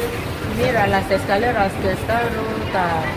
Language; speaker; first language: Spanish; non-native, fluent; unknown